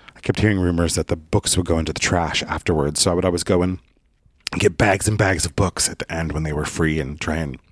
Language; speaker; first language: English; early bilingual, other home language; Italian